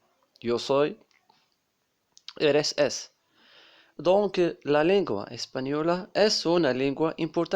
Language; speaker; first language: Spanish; non-native, fluent; Arabic